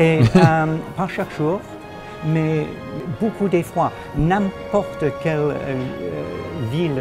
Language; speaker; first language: French; non-native, fluent; English